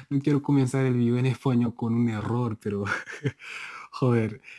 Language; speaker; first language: Spanish; non-native, fluent; Igbo